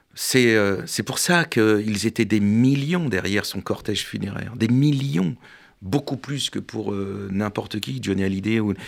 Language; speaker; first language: French; native; French